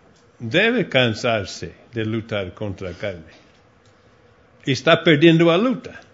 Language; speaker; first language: Portuguese; non-native, fluent; Spanish